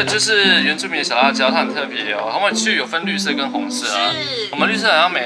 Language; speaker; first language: Chinese; native; Chinese